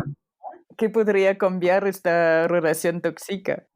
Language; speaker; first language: Spanish; non-native, fluent; French